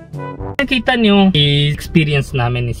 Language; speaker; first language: Filipino; non-native, learner; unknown